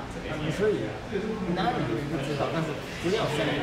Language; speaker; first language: Chinese; non-native, learner; Japanese